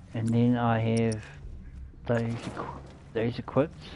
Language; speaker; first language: English; native; English